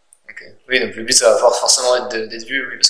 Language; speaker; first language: French; native; French